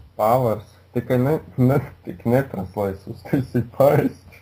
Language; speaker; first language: Latvian; non-native, local second language; Russian